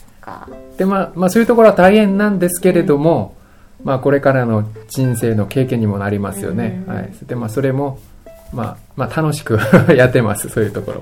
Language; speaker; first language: Japanese; non-native, fluent; Korean